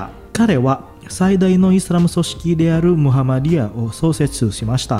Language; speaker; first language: Japanese; non-native, fluent; Indonesian